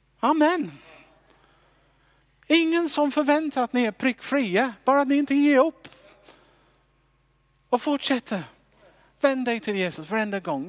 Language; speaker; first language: Swedish; non-native, fluent; English